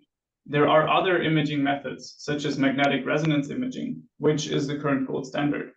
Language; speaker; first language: English; non-native, fluent; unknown